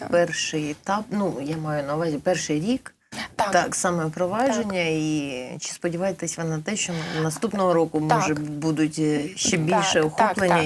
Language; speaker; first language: Ukrainian; native; Ukrainian